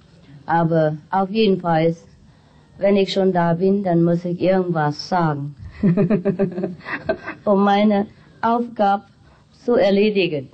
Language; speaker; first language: German; non-native, fluent; Vietnamese